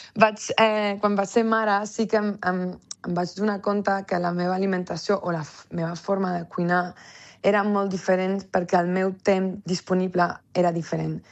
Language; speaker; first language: Catalan; early bilingual, other home language; French